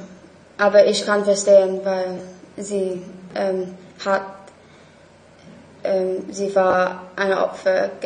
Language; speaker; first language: German; non-native, learner; English